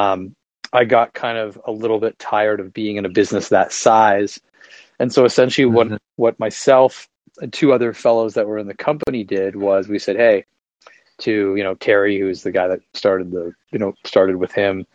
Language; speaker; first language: English; native; English